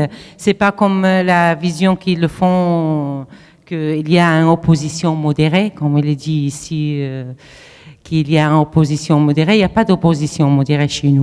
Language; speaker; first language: French; non-native, fluent; Arabic